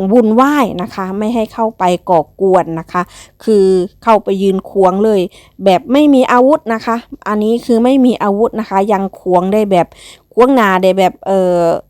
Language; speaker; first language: Thai; non-native, local second language; Northeastern Thai